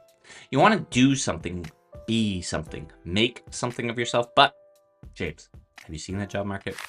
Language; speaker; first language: English; native; English